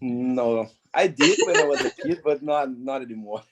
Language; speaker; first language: English; non-native, fluent; Portuguese